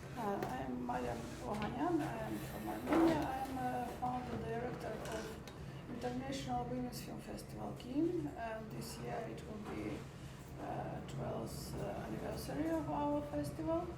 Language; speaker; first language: English; non-native, learner; Armenian